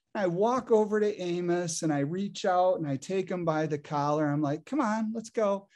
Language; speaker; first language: English; native; English